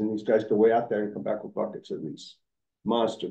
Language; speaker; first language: English; native; English